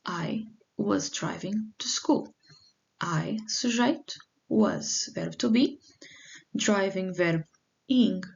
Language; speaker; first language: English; non-native, fluent; Portuguese